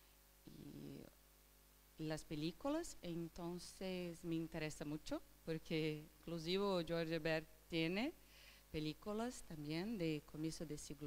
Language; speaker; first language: Spanish; non-native, fluent; Portuguese